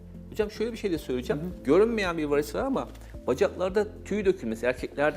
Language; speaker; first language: Turkish; native; Turkish